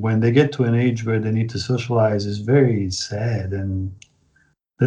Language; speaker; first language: English; non-native, fluent; Italian